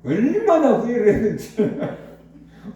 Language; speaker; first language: Korean; native; Korean